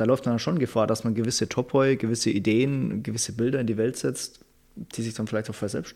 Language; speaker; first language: German; native; German